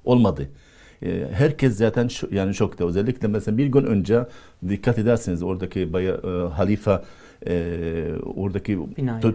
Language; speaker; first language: Turkish; non-native, fluent; Arabic